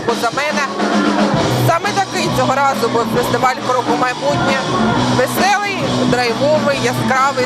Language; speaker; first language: Ukrainian; native; Ukrainian